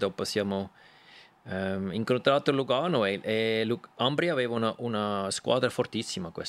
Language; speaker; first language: Italian; non-native, local second language; German